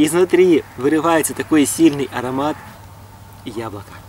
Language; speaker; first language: Russian; native; Russian